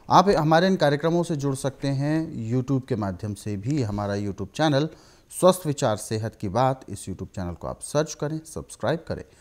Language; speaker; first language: Hindi; native; Hindi